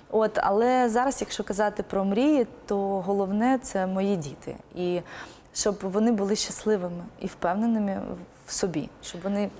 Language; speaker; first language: Ukrainian; non-native, local second language; Russian